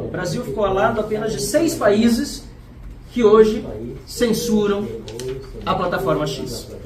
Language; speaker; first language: Portuguese; native; Portuguese